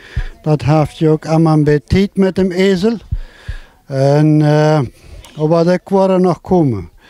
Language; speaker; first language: German; non-native, local second language; Plautdietsch